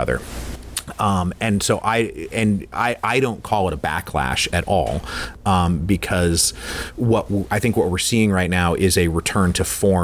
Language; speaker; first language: English; native; English